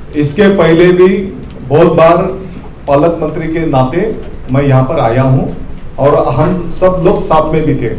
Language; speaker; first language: Hindi; non-native, local second language; Marathi